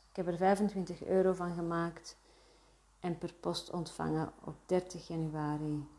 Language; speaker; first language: Dutch; early bilingual, other home language; Arabic